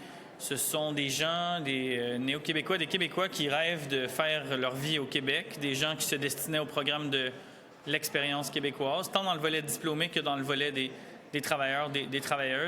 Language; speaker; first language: French; native; French